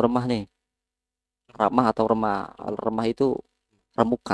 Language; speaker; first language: Indonesian; native; Indonesian